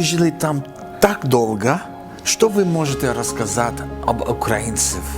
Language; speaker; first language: Russian; non-native, learner; English